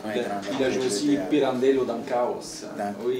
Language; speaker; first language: French; native; French